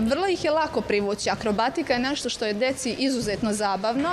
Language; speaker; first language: Bosnian; native; Bosnian